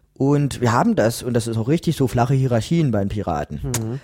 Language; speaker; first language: German; native; German